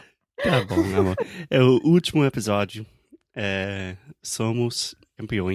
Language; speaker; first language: Portuguese; non-native, fluent; English